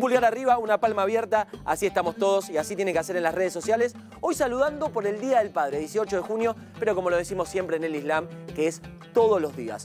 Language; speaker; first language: Spanish; native; Spanish